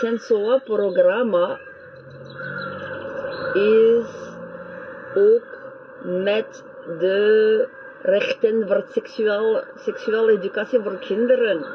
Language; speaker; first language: Dutch; non-native, learner; French